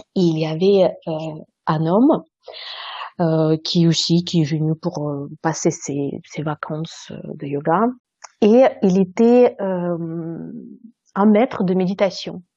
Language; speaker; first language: French; non-native, fluent; Russian